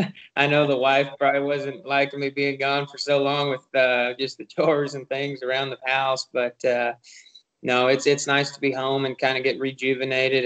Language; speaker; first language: English; native; English